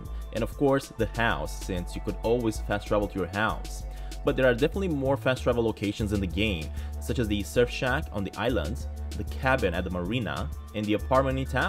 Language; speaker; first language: English; non-native, fluent; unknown